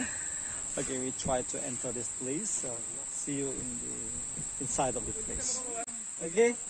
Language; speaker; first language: English; non-native, learner; Indonesian